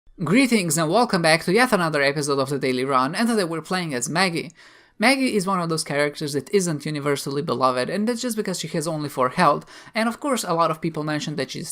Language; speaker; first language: English; non-native, fluent; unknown